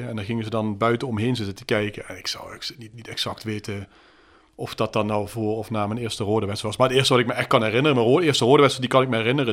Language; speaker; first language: Dutch; native; Dutch